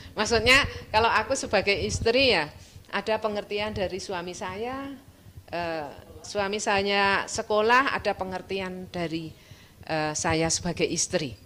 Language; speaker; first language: Indonesian; non-native, local second language; Javanese